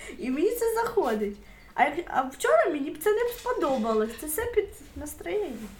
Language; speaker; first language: Ukrainian; native; Ukrainian